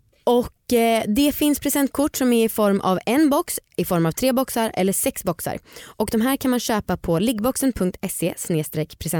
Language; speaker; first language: Swedish; native; Swedish